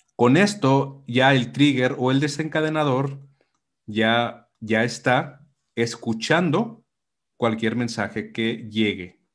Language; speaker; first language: Spanish; native; Spanish